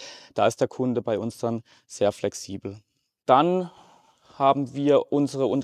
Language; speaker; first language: German; native; German